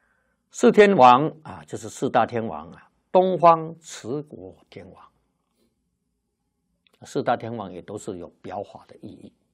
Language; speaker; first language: Chinese; native; Chinese